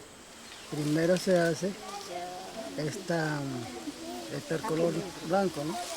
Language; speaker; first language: Spanish; non-native, local second language; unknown